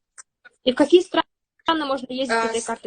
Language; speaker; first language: Russian; native; Russian